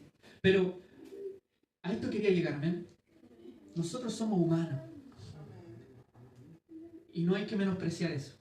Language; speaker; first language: Spanish; native; Spanish